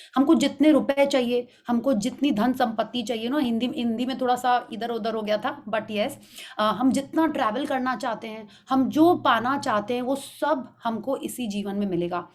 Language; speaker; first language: Hindi; native; Hindi